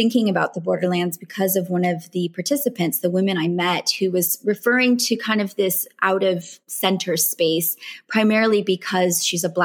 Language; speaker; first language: English; native; English